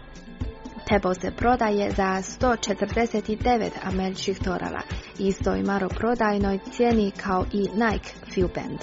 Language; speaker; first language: Croatian; non-native, fluent; Chinese